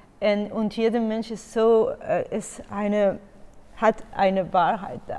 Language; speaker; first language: German; non-native, learner; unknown